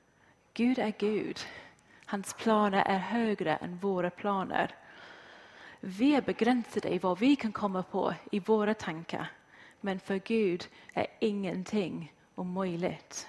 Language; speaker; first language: Swedish; non-native, fluent; English